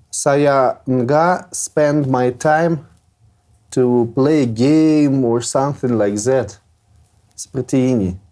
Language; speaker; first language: English; non-native, learner; Russian